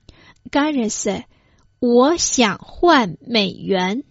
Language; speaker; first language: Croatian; non-native, fluent; Chinese